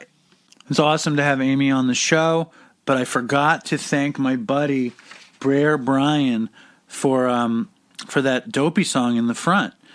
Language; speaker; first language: English; native; English